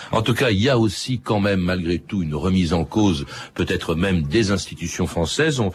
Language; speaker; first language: French; native; French